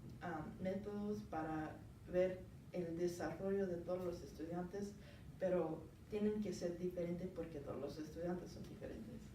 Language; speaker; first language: Spanish; non-native, learner; English